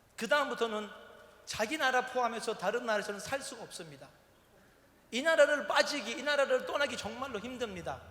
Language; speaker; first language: Korean; non-native, fluent; Turkish